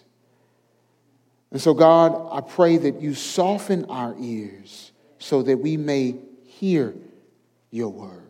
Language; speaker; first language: English; native; English